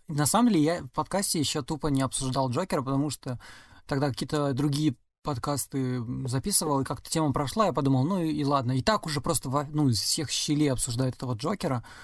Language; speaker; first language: Russian; native; Russian